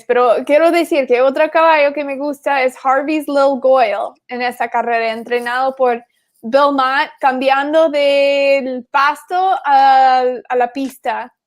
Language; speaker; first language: Spanish; non-native, fluent; English